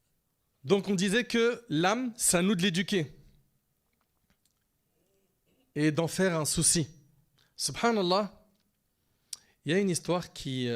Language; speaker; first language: French; native; French